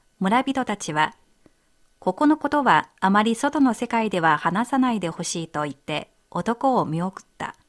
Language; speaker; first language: Japanese; native; Japanese